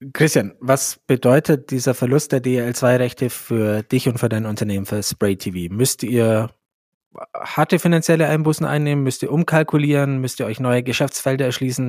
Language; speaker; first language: German; native; German